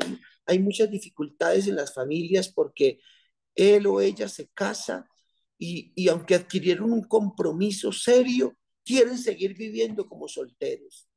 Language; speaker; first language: Spanish; native; Spanish